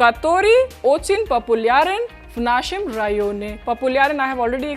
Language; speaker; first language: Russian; non-native, fluent; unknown